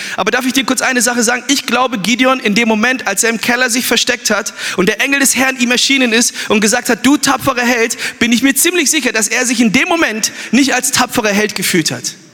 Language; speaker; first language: German; early bilingual, other home language; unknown